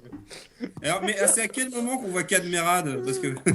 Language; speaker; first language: French; native; French